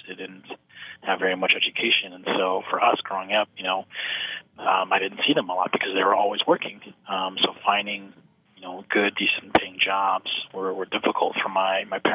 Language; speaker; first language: English; native; English